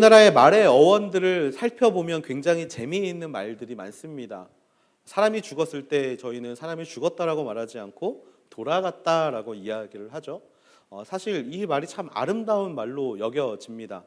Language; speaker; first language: Korean; native; Korean